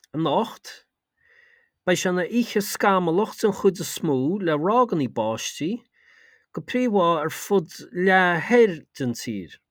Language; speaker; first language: Irish; native; Irish